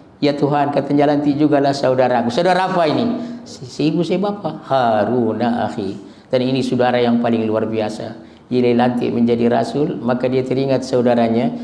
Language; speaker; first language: Malay; native; Malay